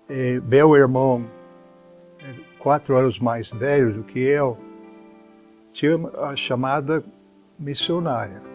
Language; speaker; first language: Portuguese; non-native, fluent; English